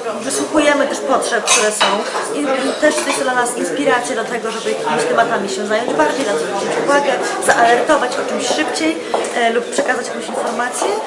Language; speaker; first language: Polish; native; Polish